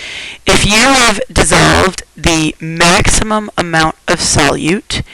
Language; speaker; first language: English; native; English